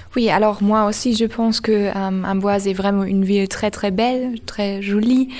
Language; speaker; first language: French; non-native, learner; German